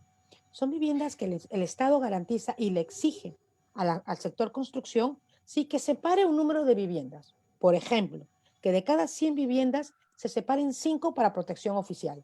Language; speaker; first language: Spanish; native; Spanish